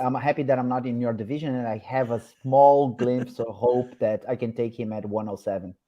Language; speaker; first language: English; non-native, fluent; Portuguese